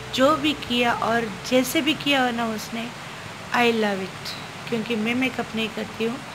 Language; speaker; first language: Hindi; non-native, local second language; Konkani